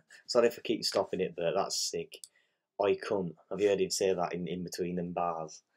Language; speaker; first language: English; native; English